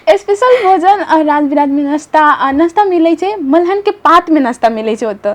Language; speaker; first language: Maithili; native; Maithili